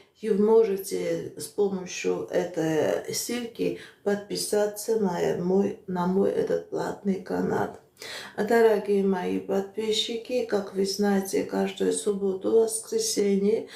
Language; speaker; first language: Russian; non-native, fluent; Armenian